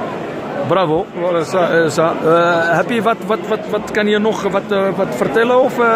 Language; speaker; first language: Dutch; non-native, learner; Arabic